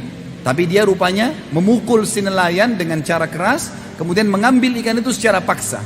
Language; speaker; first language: Indonesian; native; Indonesian